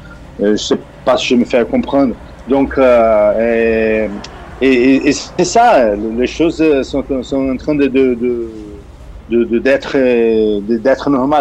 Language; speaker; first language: French; non-native, fluent; Portuguese